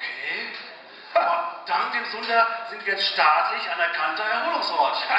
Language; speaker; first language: German; native; German